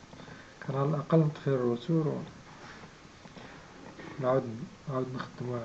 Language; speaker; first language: Arabic; native; Arabic